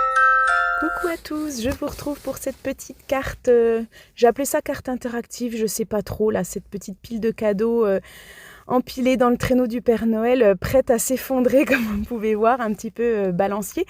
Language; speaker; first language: French; native; French